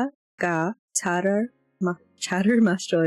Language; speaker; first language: Korean; non-native, learner; English